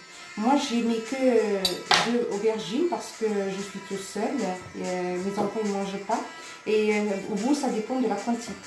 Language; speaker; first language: French; non-native, local second language; Arabic